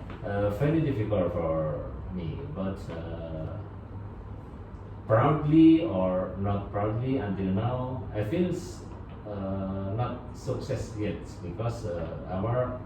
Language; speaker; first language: English; non-native, learner; Indonesian